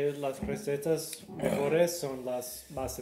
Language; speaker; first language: Spanish; non-native, learner; English